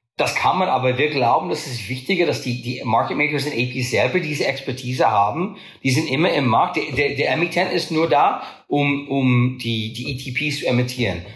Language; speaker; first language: German; non-native, fluent; English